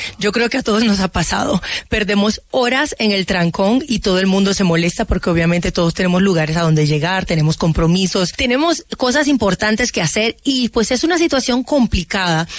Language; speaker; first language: Spanish; early bilingual, other home language; Haitian Creole